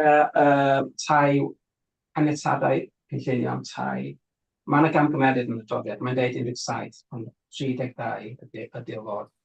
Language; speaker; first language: Welsh; native; Welsh